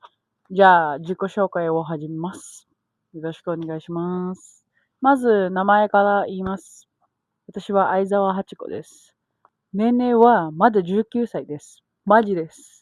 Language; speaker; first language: Japanese; non-native, learner; Filipino